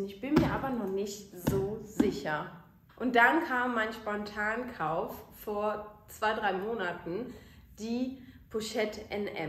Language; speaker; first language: German; native; German